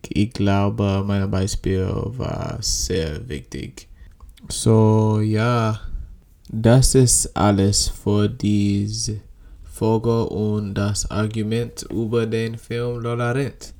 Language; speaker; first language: German; non-native, learner; English